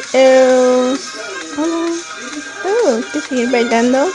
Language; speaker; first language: Spanish; early bilingual, heritage; Spanish